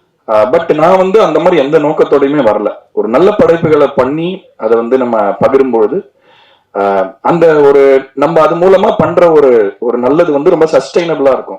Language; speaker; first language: Tamil; native; Tamil